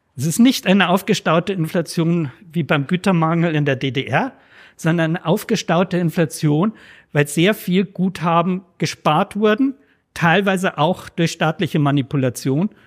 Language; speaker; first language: German; native; German